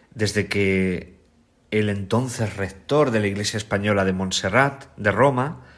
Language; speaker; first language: Spanish; native; Spanish